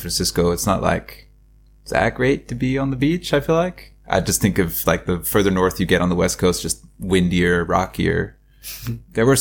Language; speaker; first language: English; native; English